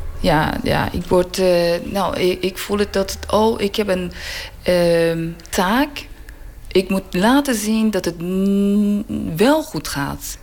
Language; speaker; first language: Dutch; non-native, learner; Persian